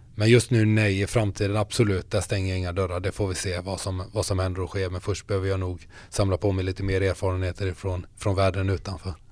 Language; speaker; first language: Swedish; native; Swedish